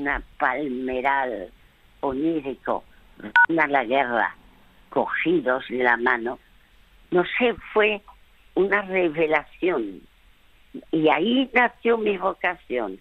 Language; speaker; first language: Spanish; early bilingual, other home language; French